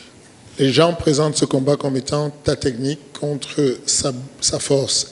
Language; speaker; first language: French; native; French